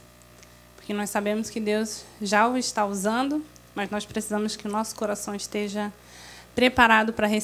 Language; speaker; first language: Portuguese; native; Portuguese